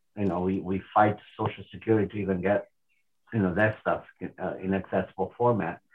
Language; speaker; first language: English; non-native, fluent; Portuguese